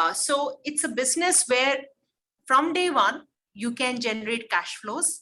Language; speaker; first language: English; non-native, local second language; Hindi